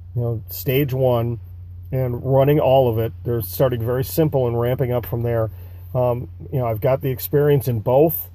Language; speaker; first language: English; native; English